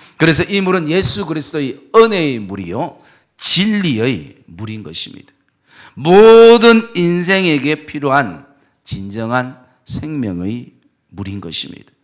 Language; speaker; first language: Korean; native; Korean